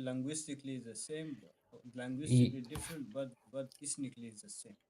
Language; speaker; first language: English; non-native, fluent; Arabic